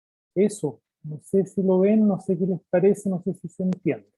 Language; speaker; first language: Spanish; native; Spanish